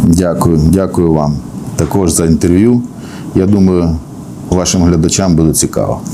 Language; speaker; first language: Ukrainian; non-native, local second language; Russian